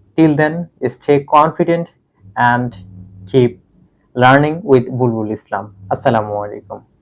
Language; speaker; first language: English; non-native, local second language; Bangla